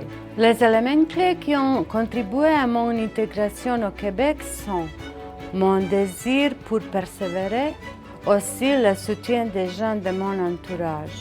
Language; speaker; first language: French; non-native, fluent; Bosnian